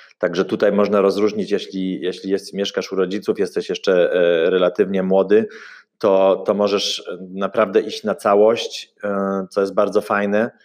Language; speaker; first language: Polish; early bilingual, heritage; Polish